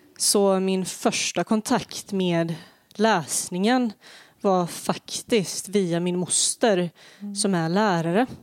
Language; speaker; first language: Swedish; early bilingual, other home language; Bosnian